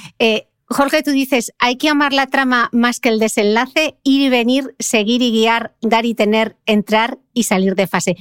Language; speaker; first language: Spanish; native; Spanish